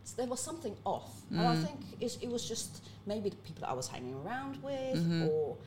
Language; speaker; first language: English; early bilingual, other home language; Cantonese